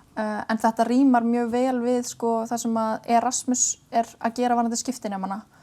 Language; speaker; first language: Icelandic; native; Icelandic